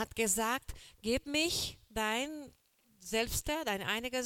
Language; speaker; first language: German; non-native, learner; Portuguese